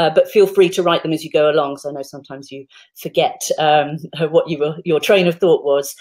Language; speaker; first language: English; native; English